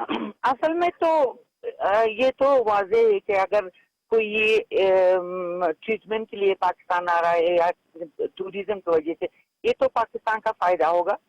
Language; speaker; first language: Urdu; non-native, fluent; Persian